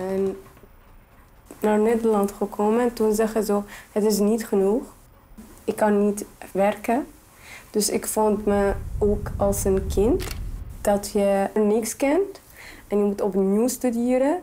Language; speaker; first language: Dutch; non-native, fluent; Arabic